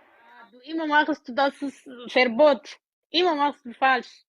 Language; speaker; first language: German; non-native, learner; Oromo